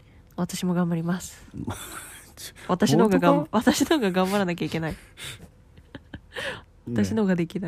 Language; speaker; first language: Japanese; native; Japanese